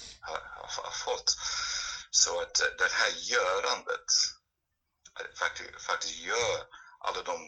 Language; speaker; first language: Swedish; non-native, fluent; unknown